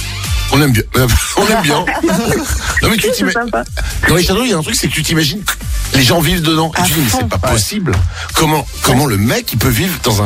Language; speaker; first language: French; native; French